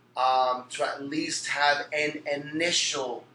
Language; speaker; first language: English; early bilingual, other home language; Spanish